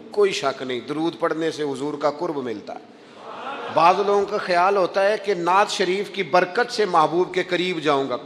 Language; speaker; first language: Urdu; non-native, local second language; Punjabi